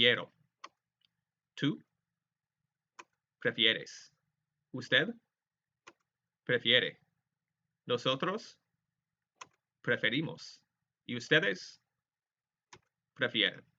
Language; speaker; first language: Spanish; non-native, fluent; English